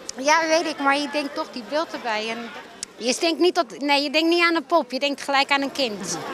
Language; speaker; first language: Dutch; early bilingual, other home language; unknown